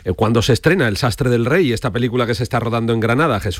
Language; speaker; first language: Spanish; native; Spanish